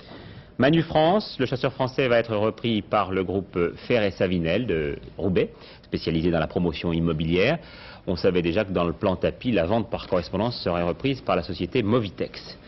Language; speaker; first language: French; native; French